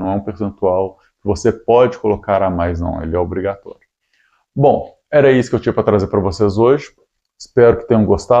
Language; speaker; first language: Portuguese; native; Portuguese